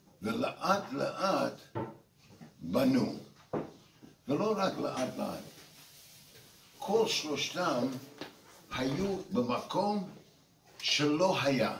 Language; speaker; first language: Hebrew; non-native, fluent; English